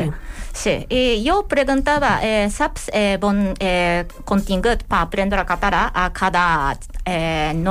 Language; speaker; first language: Catalan; non-native, learner; Japanese